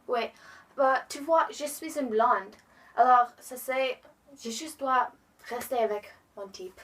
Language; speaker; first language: French; non-native, learner; English